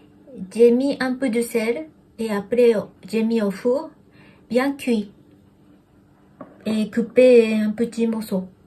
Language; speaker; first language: French; non-native, learner; Japanese